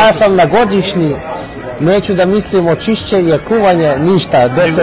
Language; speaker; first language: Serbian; early bilingual, heritage; Serbian